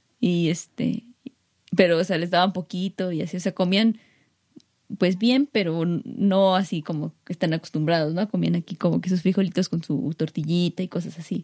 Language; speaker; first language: Spanish; native; Spanish